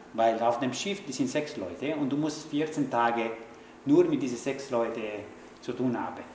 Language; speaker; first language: German; non-native, fluent; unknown